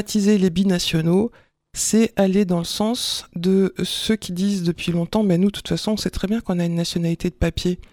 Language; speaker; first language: French; native; French